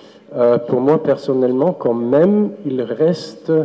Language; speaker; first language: French; non-native, fluent; German